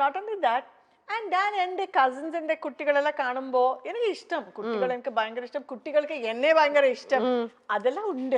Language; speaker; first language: Malayalam; non-native, fluent; Kannada